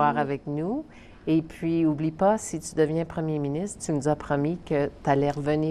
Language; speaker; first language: French; native; French